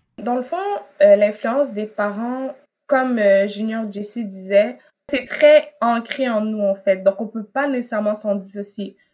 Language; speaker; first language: French; early bilingual, other home language; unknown